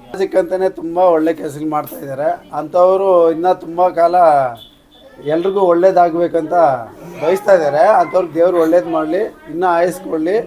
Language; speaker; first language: Kannada; native; Kannada